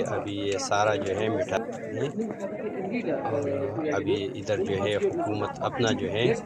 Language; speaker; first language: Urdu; non-native, local second language; Pashto